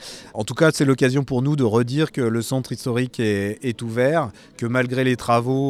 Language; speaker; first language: French; native; French